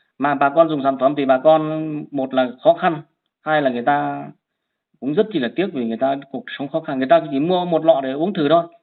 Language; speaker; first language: Vietnamese; non-native, local second language; Hmong